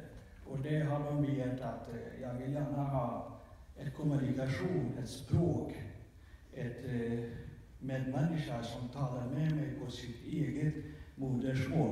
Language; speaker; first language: Swedish; non-native, fluent; Kurdish